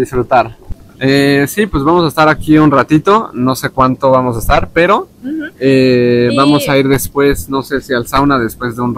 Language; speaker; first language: Spanish; native; Spanish